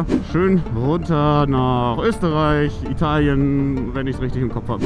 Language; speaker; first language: German; native; German